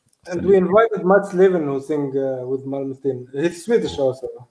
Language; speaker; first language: English; non-native, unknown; Arabic